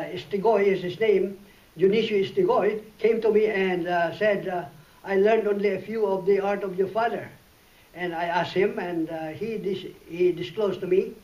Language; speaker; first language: English; non-native, local second language; Iloko